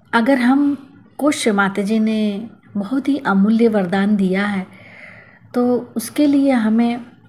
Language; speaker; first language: Hindi; native; Hindi